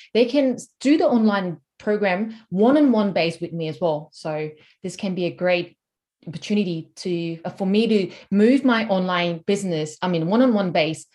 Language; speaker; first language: English; non-native, fluent; Korean